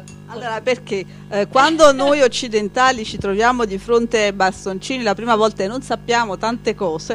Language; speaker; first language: Italian; native; Italian